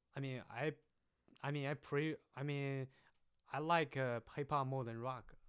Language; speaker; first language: English; non-native, learner; Chinese